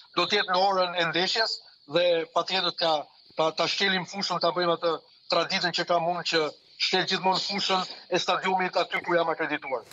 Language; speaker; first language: Albanian; early bilingual, heritage; Albanian